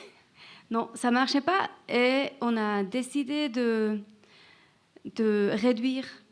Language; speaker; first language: French; non-native, fluent; Swiss German